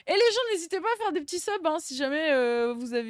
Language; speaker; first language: French; native; French